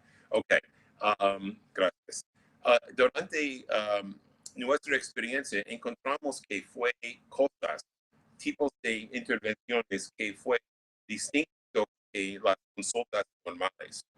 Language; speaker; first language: Spanish; non-native, fluent; English